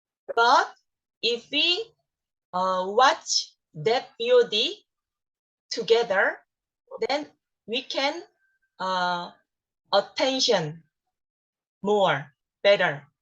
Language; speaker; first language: English; non-native, learner; Korean